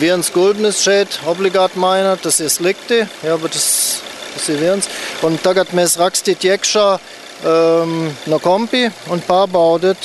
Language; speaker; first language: Latvian; non-native, learner; German